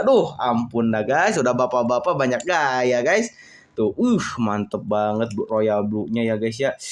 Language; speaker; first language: Indonesian; native; Indonesian